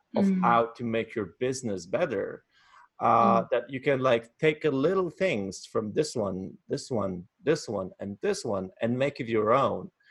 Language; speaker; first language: English; non-native, fluent; Polish